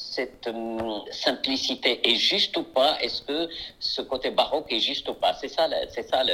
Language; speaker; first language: French; non-native, local second language; Arabic